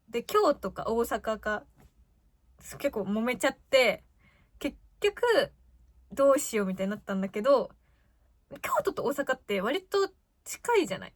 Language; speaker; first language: Japanese; native; Japanese